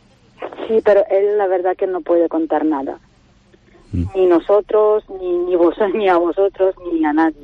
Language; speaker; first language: Spanish; non-native, fluent; Ukrainian